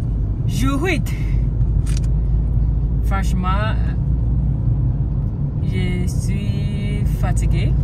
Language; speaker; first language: French; non-native, learner; English